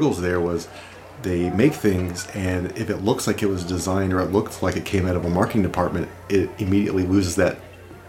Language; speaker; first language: English; native; English